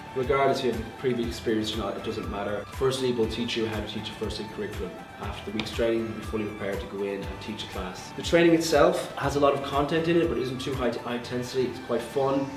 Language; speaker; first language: English; native; English